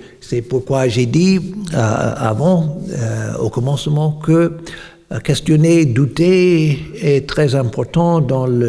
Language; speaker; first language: French; non-native, fluent; English